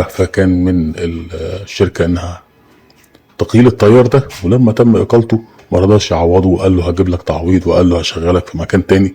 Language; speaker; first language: Arabic; native; Arabic